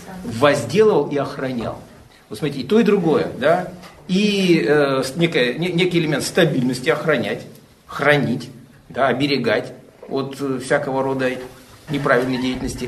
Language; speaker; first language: Russian; native; Russian